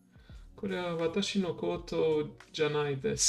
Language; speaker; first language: Japanese; non-native, learner; English